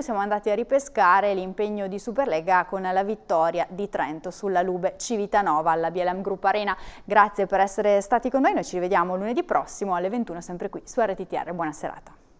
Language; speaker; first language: Italian; native; Italian